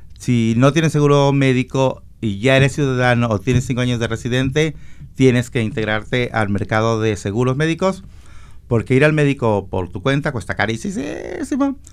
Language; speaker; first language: Spanish; native; Spanish